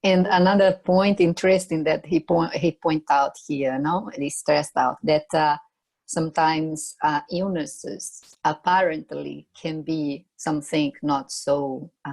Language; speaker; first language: English; non-native, fluent; Portuguese